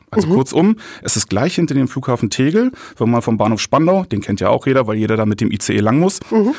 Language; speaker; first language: German; native; German